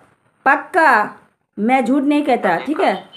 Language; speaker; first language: Hindi; non-native, local second language; Bangla